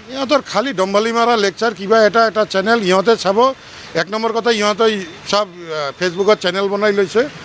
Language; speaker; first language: Assamese; non-native, local second language; Bangla